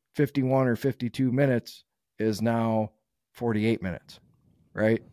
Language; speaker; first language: English; native; English